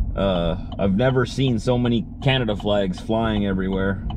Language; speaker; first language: English; native; English